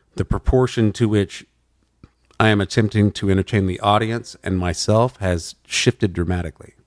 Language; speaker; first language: English; native; English